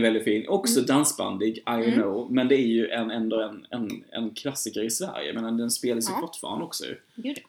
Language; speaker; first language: Swedish; native; Swedish